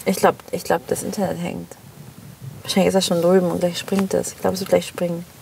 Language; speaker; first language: German; native; German